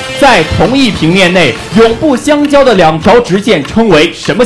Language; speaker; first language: Chinese; native; Chinese